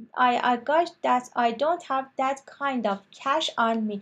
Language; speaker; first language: English; non-native, fluent; Persian